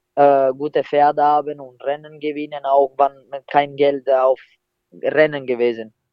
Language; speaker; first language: German; non-native, fluent; Italian